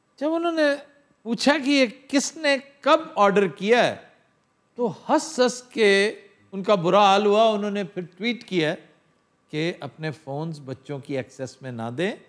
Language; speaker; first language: Urdu; non-native, local second language; Punjabi